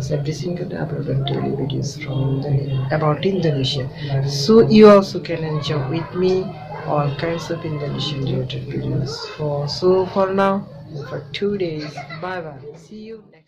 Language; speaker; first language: English; non-native, local second language; Bangla